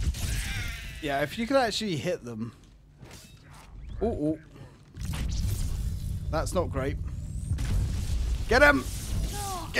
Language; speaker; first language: English; native; English